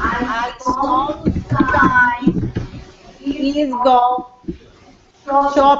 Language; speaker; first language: English; non-native, learner; Spanish